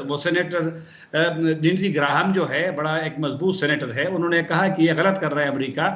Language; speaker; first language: Hindi; non-native, local second language; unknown